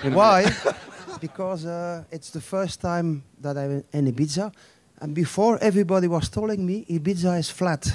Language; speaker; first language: English; non-native, fluent; Dutch